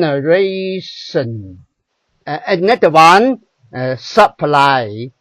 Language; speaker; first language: English; non-native, learner; Chinese